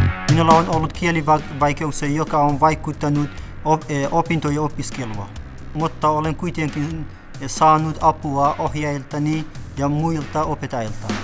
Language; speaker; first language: Finnish; non-native, local second language; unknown